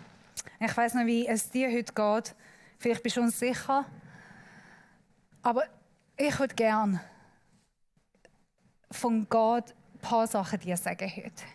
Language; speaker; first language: German; non-native, learner; Persian